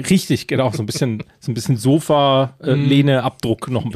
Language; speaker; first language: German; native; German